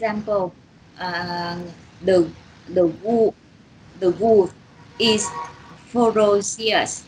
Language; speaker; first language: English; non-native, learner; Vietnamese